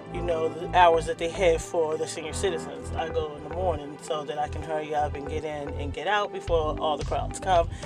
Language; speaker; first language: English; native; English